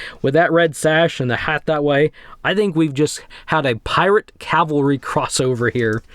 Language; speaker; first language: English; native; English